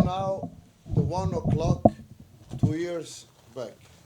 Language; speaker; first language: English; non-native, learner; Italian